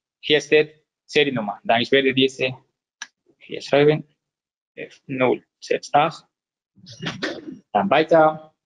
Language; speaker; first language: German; non-native, learner; Spanish